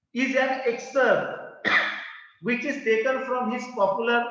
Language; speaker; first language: English; non-native, local second language; Marathi